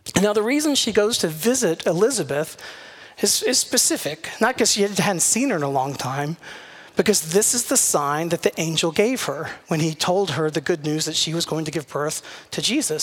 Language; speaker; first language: English; native; English